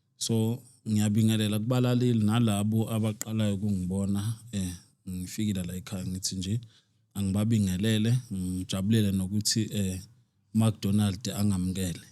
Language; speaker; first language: Zulu; native; Zulu